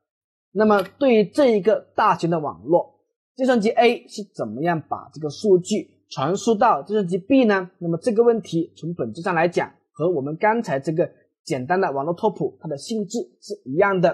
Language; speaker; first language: Chinese; native; Chinese